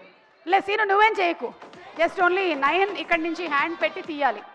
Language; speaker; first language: Telugu; native; Telugu